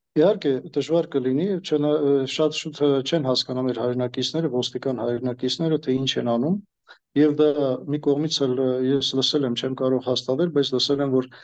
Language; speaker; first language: Armenian; native; Armenian